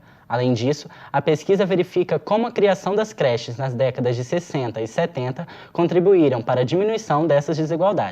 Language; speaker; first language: Portuguese; native; Portuguese